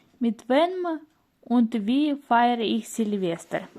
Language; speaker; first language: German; non-native, learner; Ukrainian